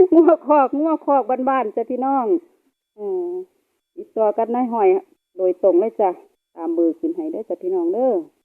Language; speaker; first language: Thai; native; Thai